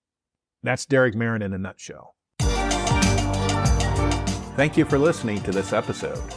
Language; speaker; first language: English; native; English